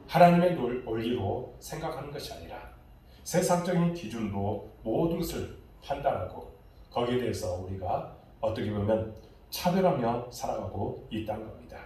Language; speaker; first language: Korean; native; Korean